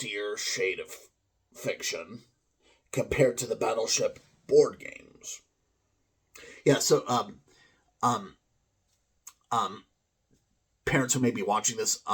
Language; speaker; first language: English; native; English